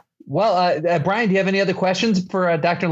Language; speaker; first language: English; native; English